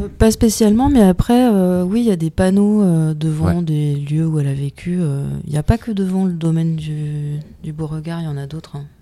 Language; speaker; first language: French; native; French